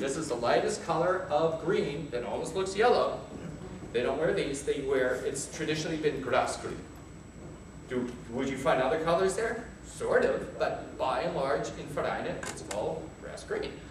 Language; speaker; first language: English; native; English